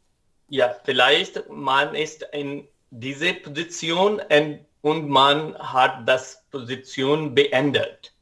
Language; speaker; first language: German; non-native, learner; Urdu